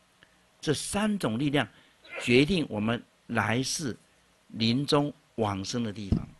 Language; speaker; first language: Chinese; native; Chinese